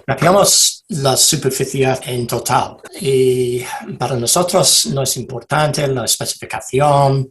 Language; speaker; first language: Spanish; non-native, fluent; English